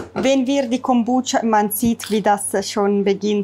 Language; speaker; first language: German; non-native, fluent; Italian